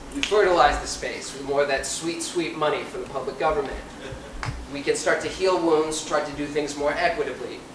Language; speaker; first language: English; native; English